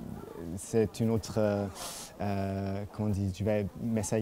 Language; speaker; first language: French; non-native, fluent; German